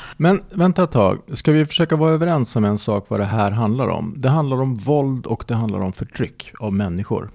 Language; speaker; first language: Swedish; native; Swedish